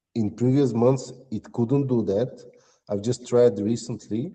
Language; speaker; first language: English; non-native, fluent; Bulgarian